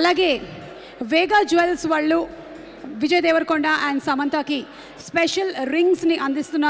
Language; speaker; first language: Telugu; native; Telugu